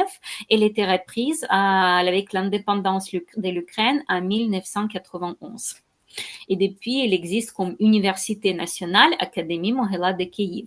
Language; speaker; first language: French; non-native, fluent; Ukrainian